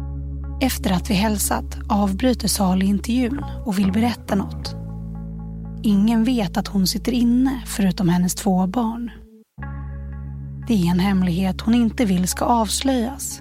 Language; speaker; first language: Swedish; native; Swedish